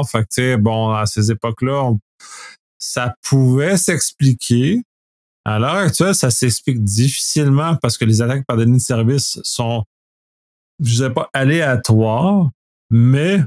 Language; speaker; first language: French; native; French